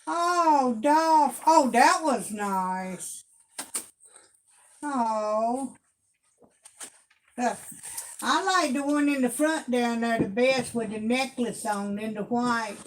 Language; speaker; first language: English; native; English